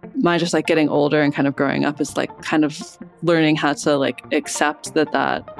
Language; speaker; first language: English; native; English